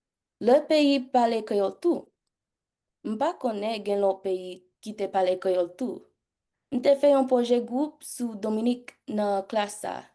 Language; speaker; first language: Haitian Creole; early bilingual, heritage; English